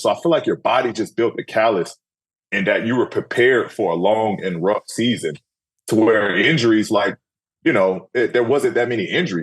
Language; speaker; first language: English; native; English